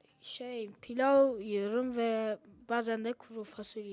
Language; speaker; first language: Turkish; early bilingual, other home language; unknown